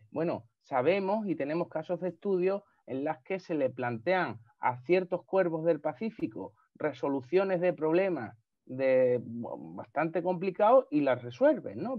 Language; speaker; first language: Spanish; native; Spanish